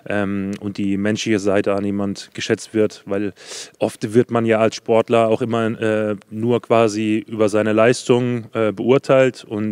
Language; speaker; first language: German; native; German